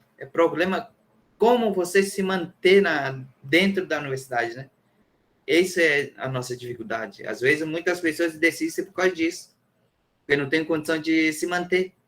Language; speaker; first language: Portuguese; non-native, local second language; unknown